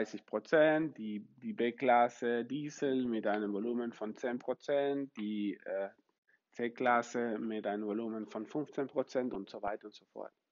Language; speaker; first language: German; non-native, fluent; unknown